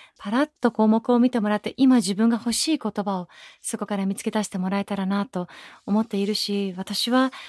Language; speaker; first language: Japanese; early bilingual, other home language; Persian